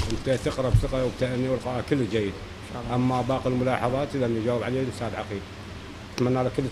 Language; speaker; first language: Arabic; native; Arabic